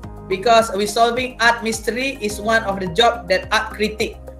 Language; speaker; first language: English; non-native, local second language; Malay